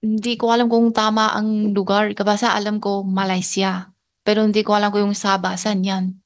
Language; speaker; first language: Filipino; non-native, learner; Chinese